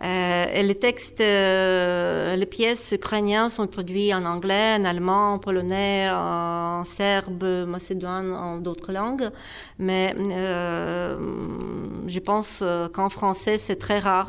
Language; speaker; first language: French; non-native, fluent; Ukrainian